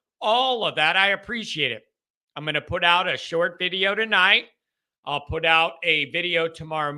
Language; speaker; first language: English; native; English